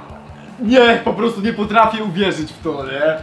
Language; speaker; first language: Polish; native; Polish